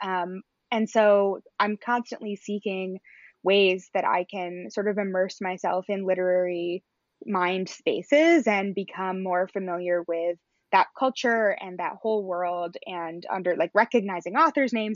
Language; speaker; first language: English; native; English